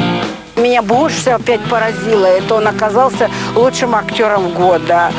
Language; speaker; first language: Russian; native; Russian